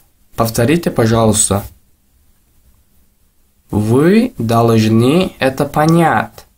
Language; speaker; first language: Russian; non-native, local second language; Tajik